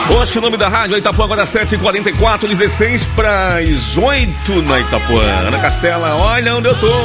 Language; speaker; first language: Portuguese; native; Portuguese